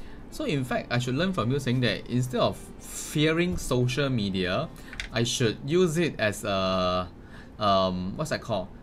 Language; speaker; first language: English; non-native, local second language; Chinese